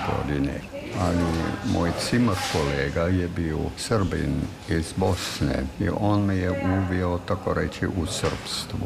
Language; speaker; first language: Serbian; non-native, fluent; German